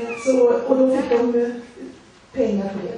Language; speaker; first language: Swedish; early bilingual, other home language; Portuguese